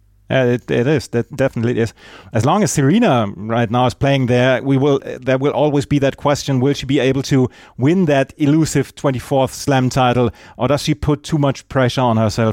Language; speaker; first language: English; non-native, fluent; German